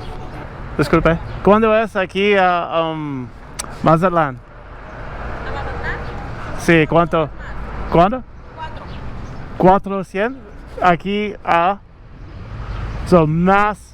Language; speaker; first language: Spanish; non-native, learner; English